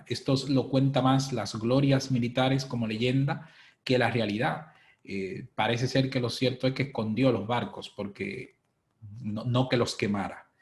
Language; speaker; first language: Spanish; native; Spanish